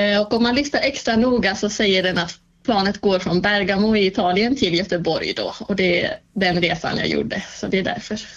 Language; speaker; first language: Swedish; native; Swedish